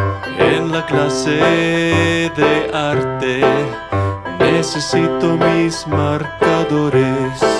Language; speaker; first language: Spanish; non-native, learner; English